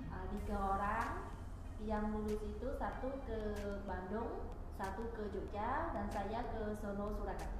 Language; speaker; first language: Indonesian; non-native, fluent; Khmer